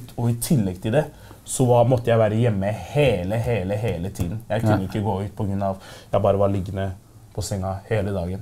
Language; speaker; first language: Norwegian; early bilingual, other home language; Arabic